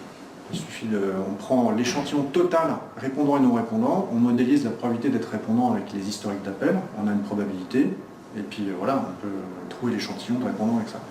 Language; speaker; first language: French; native; French